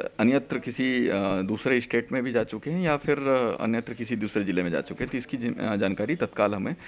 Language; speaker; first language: Hindi; native; Hindi